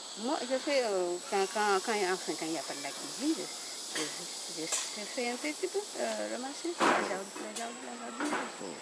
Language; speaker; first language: French; non-native, local second language; Guadeloupean Creole French